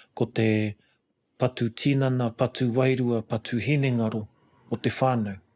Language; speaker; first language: Māori; non-native, local second language; English